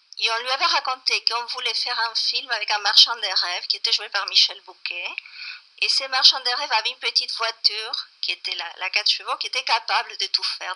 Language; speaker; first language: French; non-native, fluent; Spanish